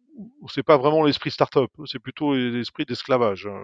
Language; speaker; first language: French; native; French